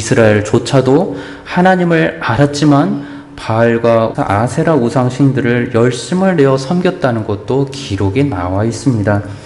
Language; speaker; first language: Korean; native; Korean